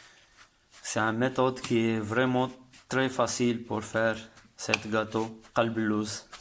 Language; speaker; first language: French; non-native, learner; Arabic